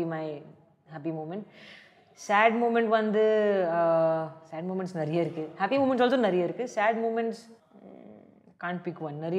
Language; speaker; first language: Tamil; non-native, learner; Hindi